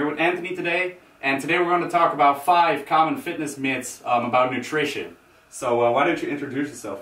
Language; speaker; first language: English; non-native, fluent; Dutch